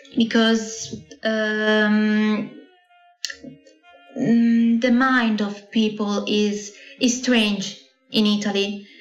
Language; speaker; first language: English; non-native, learner; Italian